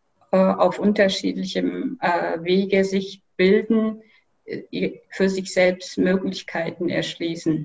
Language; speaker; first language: German; non-native, fluent; Kyrgyz